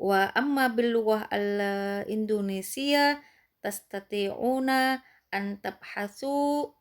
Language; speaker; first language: Arabic; non-native, fluent; Indonesian